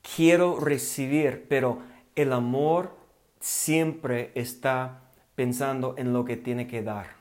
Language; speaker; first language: Spanish; non-native, fluent; English